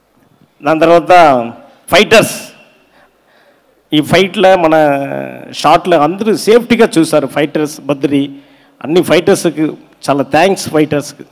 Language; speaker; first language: Telugu; non-native, learner; Tamil